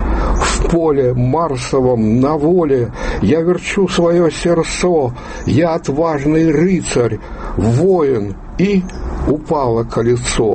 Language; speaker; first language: Russian; native; Russian